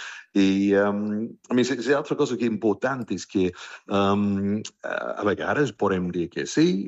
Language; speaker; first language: Catalan; non-native, fluent; English